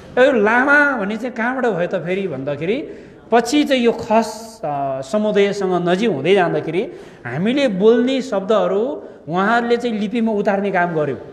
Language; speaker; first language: Nepali; non-native, local second language; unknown